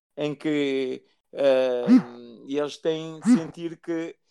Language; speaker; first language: Portuguese; early bilingual, heritage; Portuguese